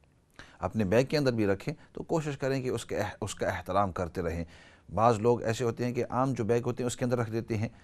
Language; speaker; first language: Urdu; native; Urdu